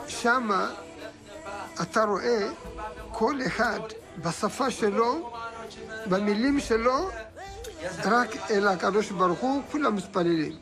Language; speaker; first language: Hebrew; non-native, fluent; Amharic